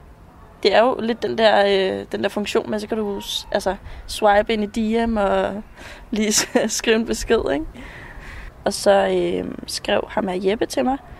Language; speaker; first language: Danish; native; Danish